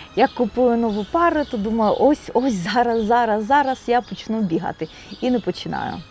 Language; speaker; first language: Ukrainian; non-native, local second language; Russian